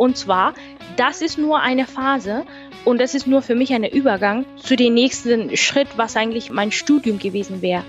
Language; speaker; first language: German; non-native, fluent; Swahili